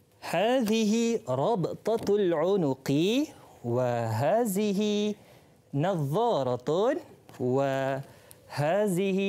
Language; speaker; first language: Arabic; non-native, fluent; Malay